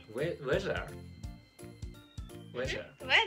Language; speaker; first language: English; non-native, learner; Japanese